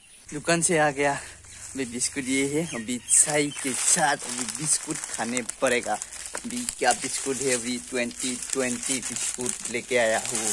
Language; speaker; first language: Hindi; non-native, local second language; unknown